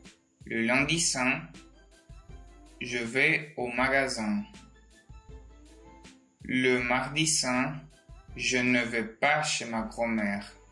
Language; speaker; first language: French; non-native, learner; Spanish